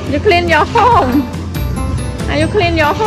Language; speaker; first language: English; non-native, learner; Khmer